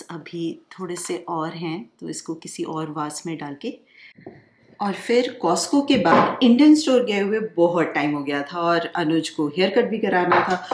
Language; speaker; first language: Hindi; non-native, local second language; Bangla